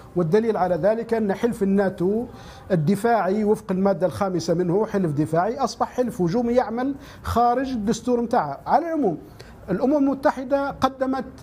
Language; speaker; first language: Arabic; native; Arabic